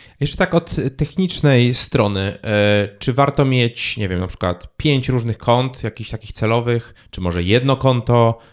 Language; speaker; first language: Polish; native; Polish